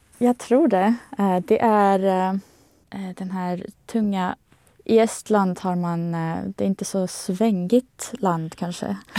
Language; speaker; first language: Swedish; non-native, fluent; Estonian